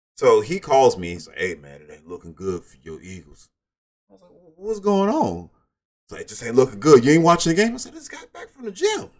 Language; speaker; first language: English; native; English